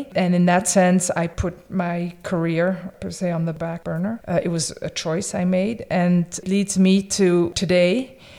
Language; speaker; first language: English; early bilingual, other home language; French